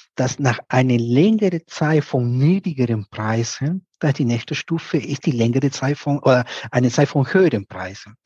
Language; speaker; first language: German; non-native, fluent; Spanish